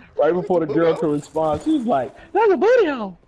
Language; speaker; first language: English; native; English